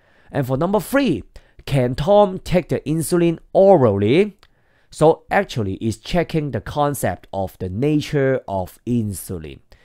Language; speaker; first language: English; non-native, local second language; Cantonese